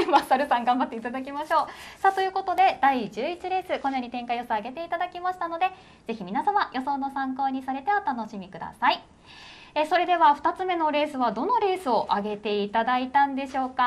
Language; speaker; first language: Japanese; native; Japanese